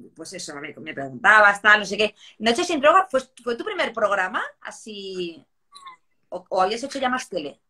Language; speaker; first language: Spanish; native; Spanish